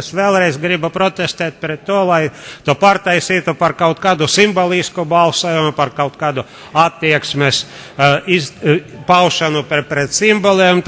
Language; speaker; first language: Latvian; non-native, local second language; Russian